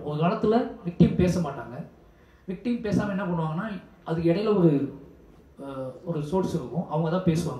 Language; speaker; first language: Tamil; native; Tamil